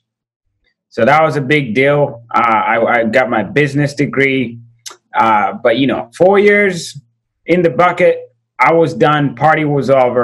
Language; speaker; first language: English; non-native, local second language; Ganda